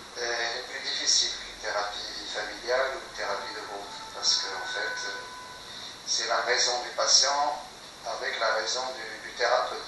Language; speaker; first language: French; non-native, local second language; Kabyle